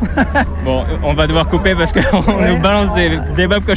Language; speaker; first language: French; native; French